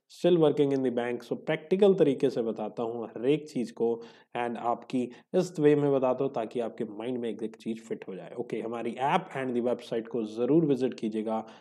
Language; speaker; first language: Hindi; native; Hindi